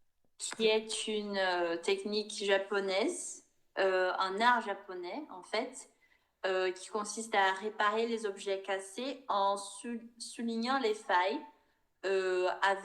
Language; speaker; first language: French; non-native, fluent; Portuguese